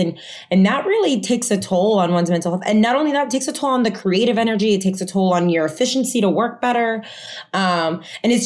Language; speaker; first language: English; non-native, fluent; Spanish